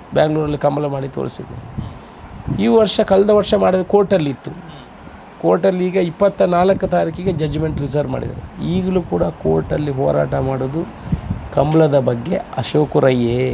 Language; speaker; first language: Kannada; non-native, local second language; Tulu